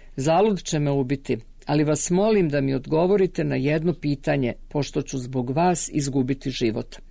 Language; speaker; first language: Serbian; native; Serbian